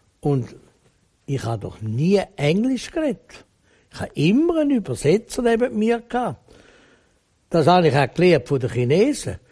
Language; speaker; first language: German; native; German